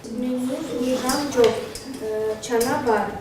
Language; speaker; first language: Kyrgyz; non-native, local second language; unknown